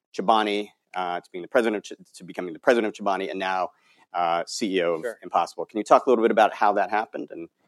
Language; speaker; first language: English; native; English